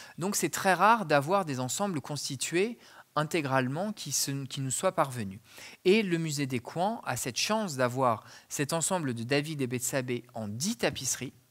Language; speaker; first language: French; native; French